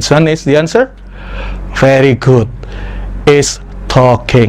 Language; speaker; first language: English; non-native, fluent; Indonesian